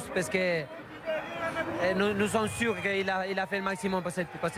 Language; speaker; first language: French; non-native, learner; Spanish